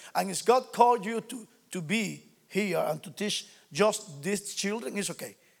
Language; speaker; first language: English; non-native, learner; Spanish